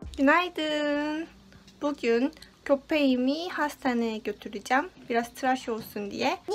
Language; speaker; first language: Turkish; non-native, fluent; Korean